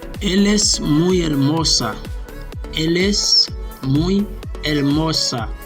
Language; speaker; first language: Spanish; non-native, learner; Haitian Creole